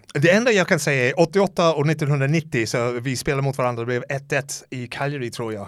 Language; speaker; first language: Swedish; non-native, fluent; English